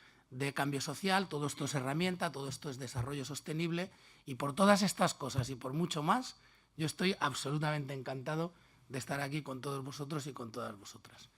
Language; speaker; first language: Spanish; native; Spanish